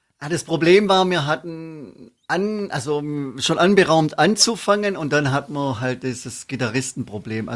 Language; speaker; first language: German; native; German